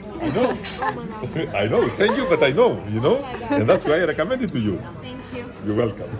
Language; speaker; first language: English; non-native, fluent; Greek